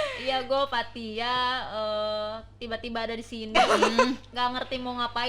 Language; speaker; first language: Indonesian; native; Indonesian